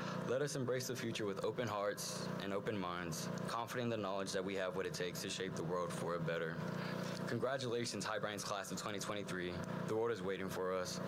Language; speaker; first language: English; early bilingual, other home language; Spanish